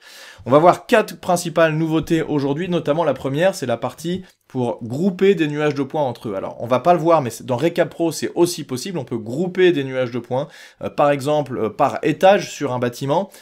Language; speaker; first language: French; native; French